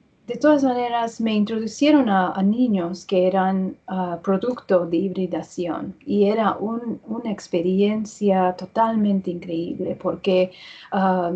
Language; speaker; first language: Spanish; early bilingual, heritage; English